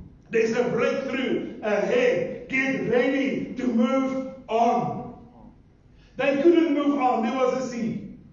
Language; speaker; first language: English; non-native, local second language; Afrikaans